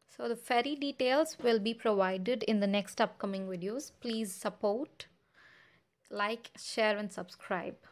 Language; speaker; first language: English; non-native, local second language; Kannada